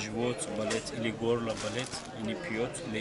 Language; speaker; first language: Russian; non-native, learner; Turkish